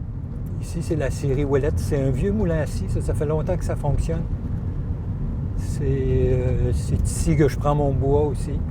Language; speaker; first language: French; native; French